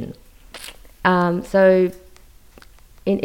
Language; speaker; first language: English; non-native, local second language; Cantonese